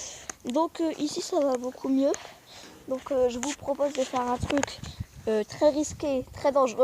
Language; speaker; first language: French; native; French